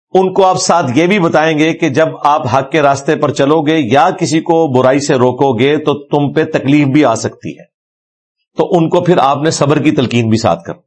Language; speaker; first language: Urdu; non-native, local second language; Punjabi